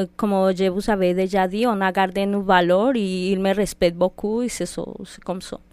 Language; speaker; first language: French; non-native, fluent; Spanish